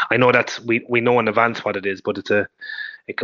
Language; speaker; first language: English; native; English